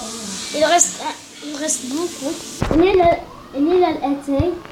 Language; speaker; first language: French; non-native, learner; Arabic